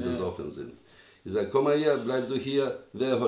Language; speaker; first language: German; non-native, learner; Albanian